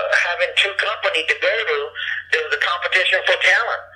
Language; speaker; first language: English; early bilingual, other home language; Japanese